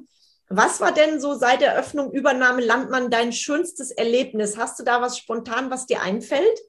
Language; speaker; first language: German; native; German